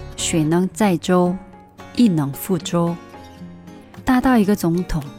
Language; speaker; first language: Chinese; non-native, fluent; Korean